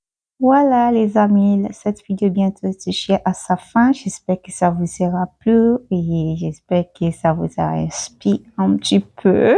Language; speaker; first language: French; non-native, learner; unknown